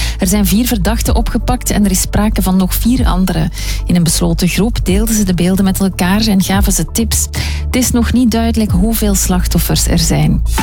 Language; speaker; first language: Dutch; native; Dutch